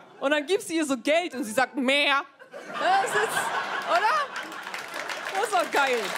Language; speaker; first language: German; early bilingual, other home language; Turkish